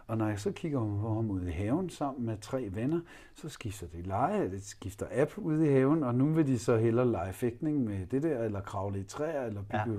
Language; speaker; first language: Danish; native; Danish